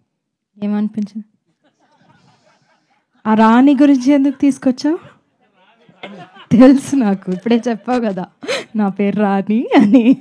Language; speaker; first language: Telugu; non-native, fluent; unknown